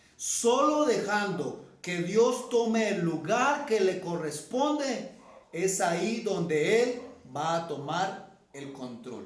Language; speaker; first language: Spanish; native; Spanish